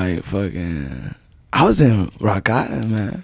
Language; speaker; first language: English; early bilingual, other home language; Rundi